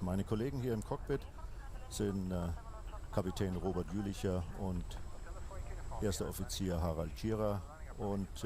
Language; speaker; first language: German; native; German